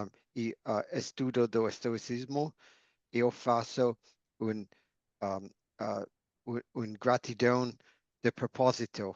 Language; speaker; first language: Portuguese; non-native, learner; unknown